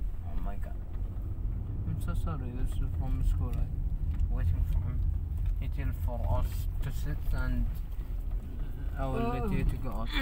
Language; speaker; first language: English; non-native, learner; Arabic